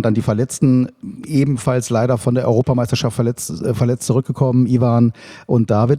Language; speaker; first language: German; native; German